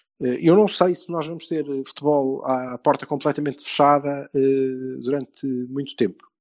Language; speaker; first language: Portuguese; native; Portuguese